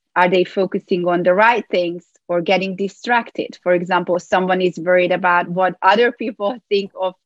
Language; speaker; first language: English; non-native, fluent; Hungarian